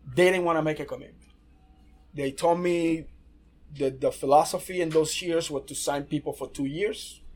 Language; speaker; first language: English; non-native, fluent; Spanish